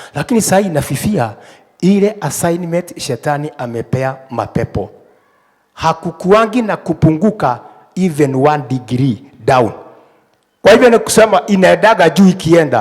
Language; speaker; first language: Swahili; non-native, local second language; Kikuyu